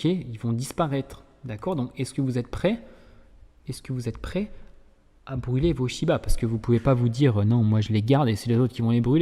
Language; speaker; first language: French; native; French